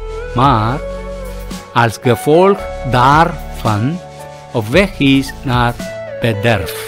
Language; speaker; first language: Dutch; non-native, fluent; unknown